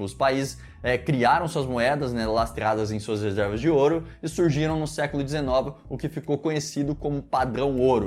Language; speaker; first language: Portuguese; native; Portuguese